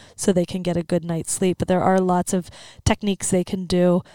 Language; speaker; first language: English; native; English